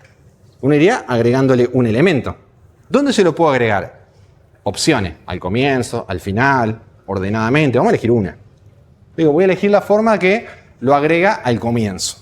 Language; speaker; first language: Spanish; native; Spanish